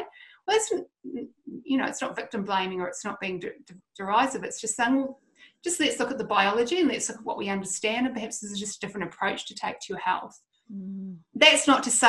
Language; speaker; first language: English; native; English